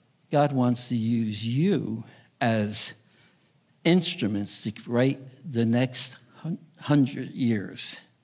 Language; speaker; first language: English; native; English